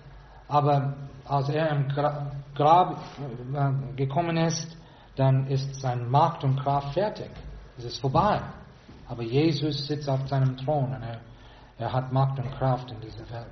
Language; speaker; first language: German; non-native, fluent; English